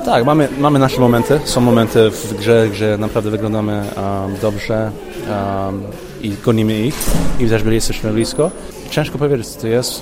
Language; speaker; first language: Polish; non-native, learner; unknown